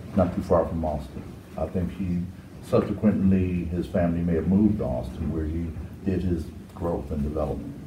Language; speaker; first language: English; native; English